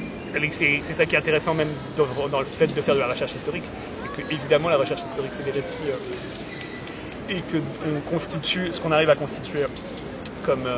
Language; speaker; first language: French; native; French